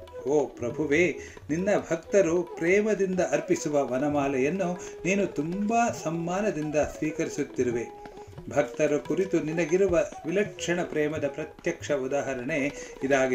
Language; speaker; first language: Kannada; native; Kannada